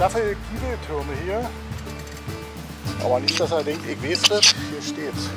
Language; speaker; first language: German; native; German